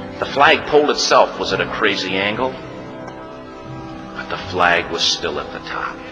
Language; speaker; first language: English; native; English